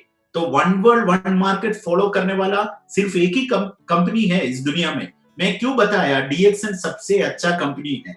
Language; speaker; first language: Hindi; non-native, local second language; Malayalam